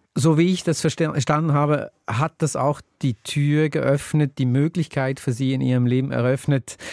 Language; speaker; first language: German; native; German